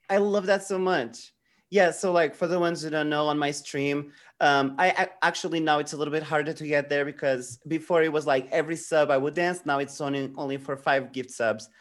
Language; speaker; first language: English; non-native, fluent; Portuguese